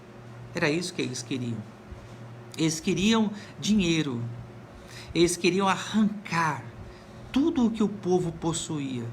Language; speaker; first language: Portuguese; native; Portuguese